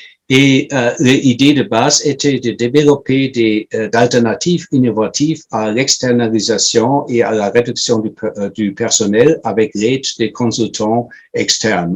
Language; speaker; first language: French; non-native, fluent; German